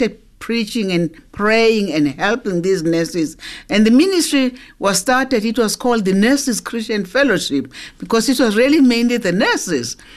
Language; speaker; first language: English; non-native, local second language; Zulu